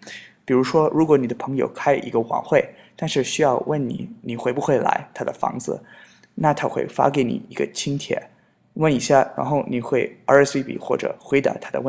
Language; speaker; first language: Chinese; non-native, fluent; English